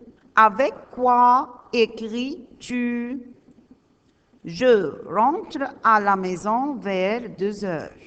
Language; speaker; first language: French; non-native, learner; Arabic